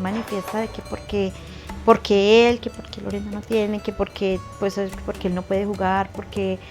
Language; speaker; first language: Spanish; native; Spanish